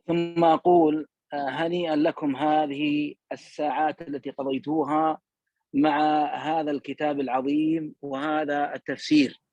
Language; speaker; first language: Arabic; native; Arabic